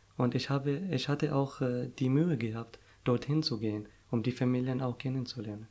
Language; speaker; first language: German; non-native, fluent; Arabic